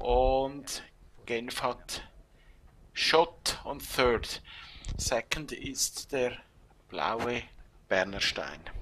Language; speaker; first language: German; native; German